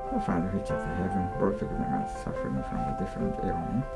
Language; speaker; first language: English; non-native, fluent; Japanese